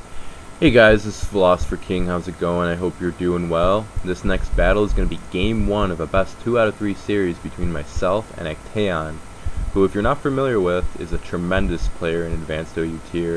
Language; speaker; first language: English; native; English